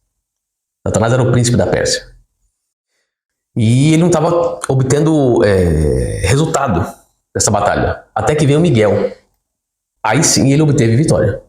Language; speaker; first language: Portuguese; native; Portuguese